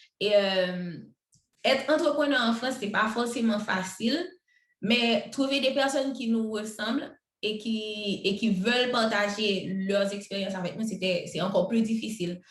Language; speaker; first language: French; non-native, local second language; Haitian Creole